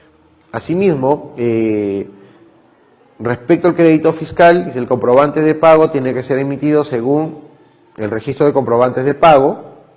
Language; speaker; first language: Spanish; native; Spanish